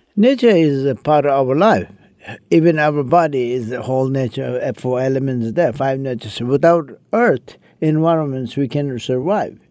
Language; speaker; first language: English; early bilingual, other home language; Chinese